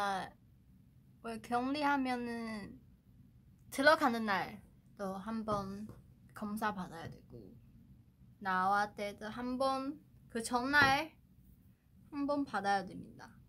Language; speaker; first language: Korean; non-native, fluent; Chinese